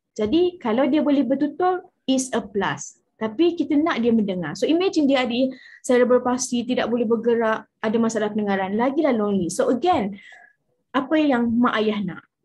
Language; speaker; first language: Malay; native; Malay